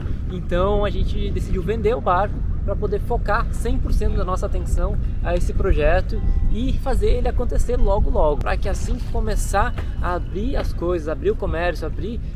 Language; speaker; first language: Portuguese; native; Portuguese